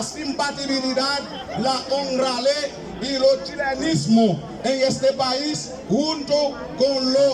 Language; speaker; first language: Spanish; non-native, fluent; Haitian Creole